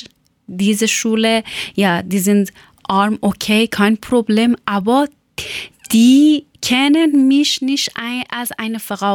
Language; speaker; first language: German; non-native, fluent; Persian